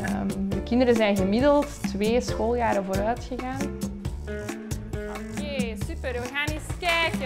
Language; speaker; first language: Dutch; native; Dutch